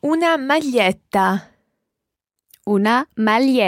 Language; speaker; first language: Italian; non-native, learner; English